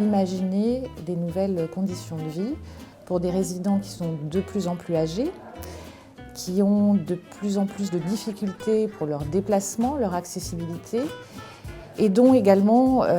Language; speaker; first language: French; native; French